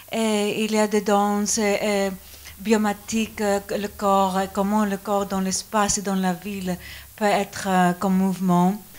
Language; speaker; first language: French; non-native, learner; Greek